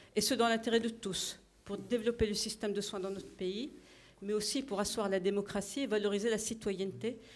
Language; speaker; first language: French; non-native, local second language; Arabic